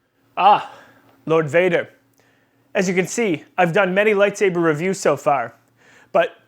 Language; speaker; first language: English; native; English